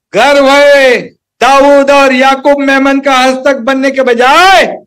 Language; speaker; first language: Hindi; non-native, local second language; Marathi